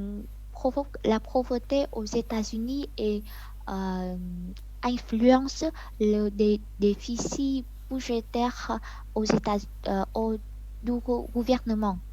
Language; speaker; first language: French; non-native, learner; Vietnamese